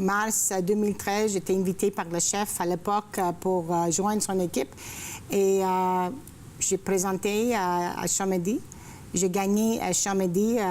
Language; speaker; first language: French; non-native, fluent; Greek